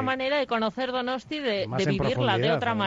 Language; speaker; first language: Spanish; native; Spanish